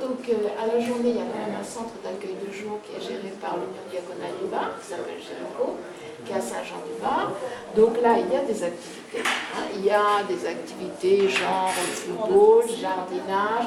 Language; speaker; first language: French; native; French